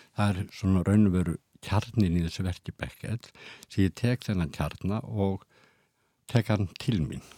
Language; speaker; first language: Icelandic; native; Icelandic